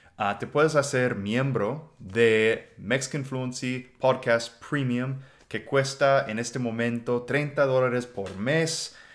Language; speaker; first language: Spanish; non-native, fluent; English